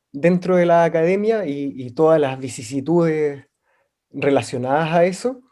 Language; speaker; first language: Spanish; native; Spanish